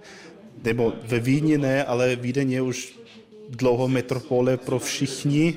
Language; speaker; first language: Czech; non-native, learner; Croatian